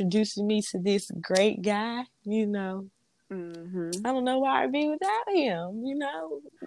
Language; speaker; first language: English; native; English